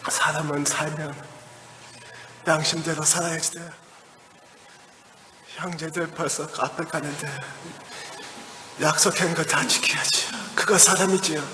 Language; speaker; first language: Korean; early bilingual, heritage; Korean